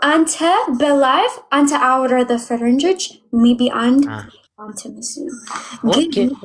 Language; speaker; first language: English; non-native, learner; Amharic